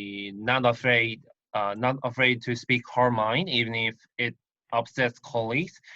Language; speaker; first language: English; non-native, learner; Korean